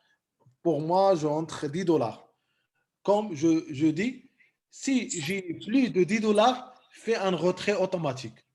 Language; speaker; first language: French; non-native, local second language; Arabic